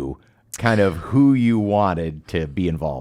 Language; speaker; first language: English; native; English